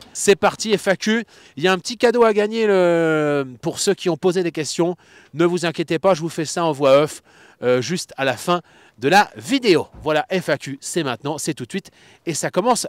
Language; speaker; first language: French; native; French